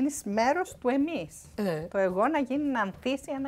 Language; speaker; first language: Greek; native; Greek